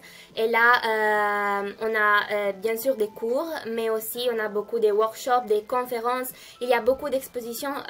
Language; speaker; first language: French; non-native, fluent; Italian